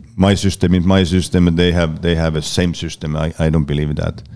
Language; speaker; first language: English; non-native, learner; Finnish